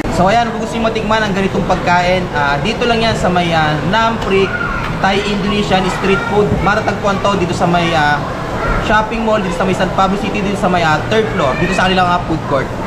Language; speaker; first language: Filipino; native; Filipino